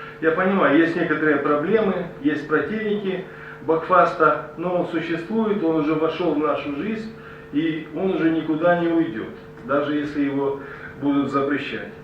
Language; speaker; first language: Russian; native; Russian